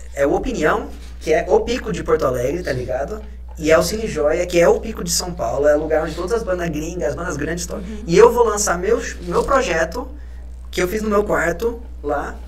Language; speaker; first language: Portuguese; early bilingual, other home language; Spanish